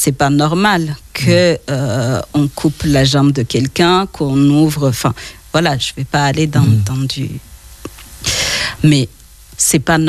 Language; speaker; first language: French; early bilingual, other home language; Kinyarwanda